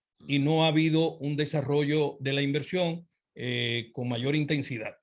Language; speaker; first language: Spanish; native; Spanish